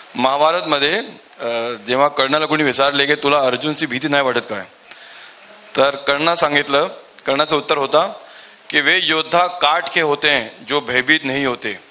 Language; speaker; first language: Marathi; non-native, local second language; Urdu